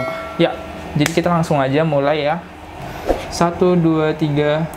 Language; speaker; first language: Indonesian; native; Indonesian